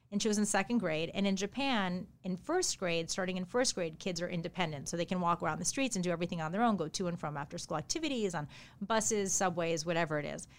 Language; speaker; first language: English; early bilingual, other home language; Japanese